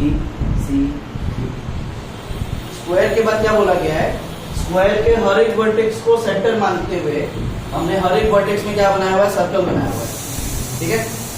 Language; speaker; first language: Hindi; native; Hindi